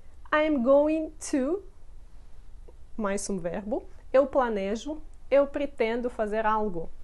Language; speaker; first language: Portuguese; non-native, fluent; Russian